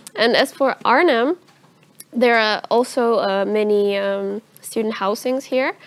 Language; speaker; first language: English; non-native, fluent; Russian